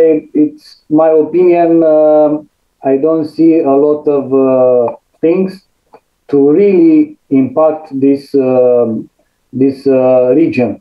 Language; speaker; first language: English; non-native, fluent; Romanian